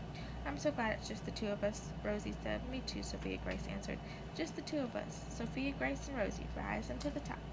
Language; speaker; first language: English; native; English